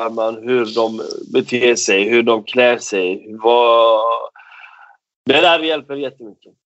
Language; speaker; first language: Swedish; non-native, fluent; Persian